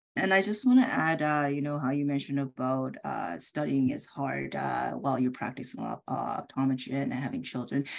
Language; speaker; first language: English; early bilingual, other home language; Korean